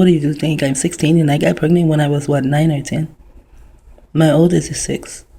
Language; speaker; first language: English; native; English